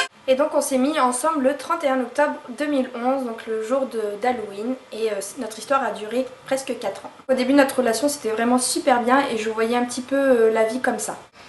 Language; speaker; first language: French; native; French